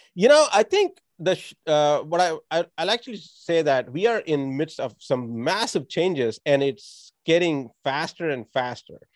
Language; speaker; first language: English; non-native, local second language; Tamil